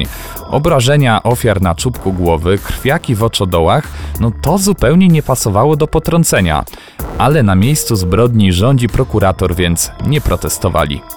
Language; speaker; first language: Polish; native; Polish